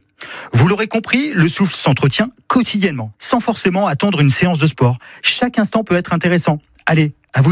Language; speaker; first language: French; native; French